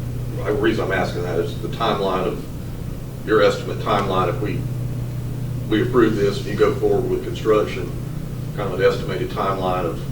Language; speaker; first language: English; native; English